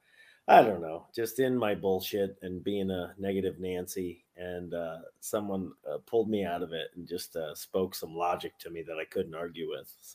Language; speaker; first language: English; native; English